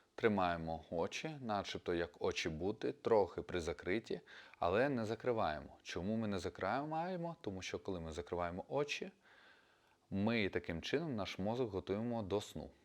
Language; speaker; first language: Ukrainian; non-native, local second language; Russian